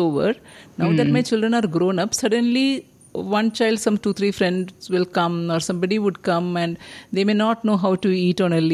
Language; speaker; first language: English; non-native, local second language; Malayalam